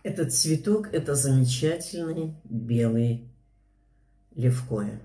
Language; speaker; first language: Russian; native; Russian